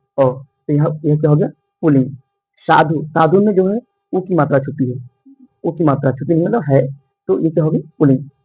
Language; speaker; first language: Hindi; native; Hindi